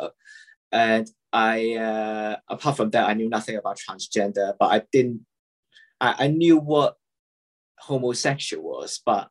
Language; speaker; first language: English; non-native, local second language; Cantonese